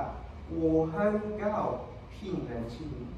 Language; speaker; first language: Chinese; non-native, learner; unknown